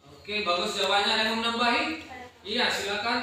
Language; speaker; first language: Indonesian; native; Indonesian